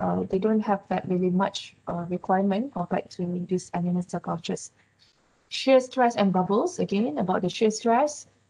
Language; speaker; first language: English; non-native, local second language; Malay